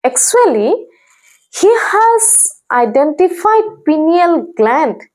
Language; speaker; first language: English; non-native, local second language; Assamese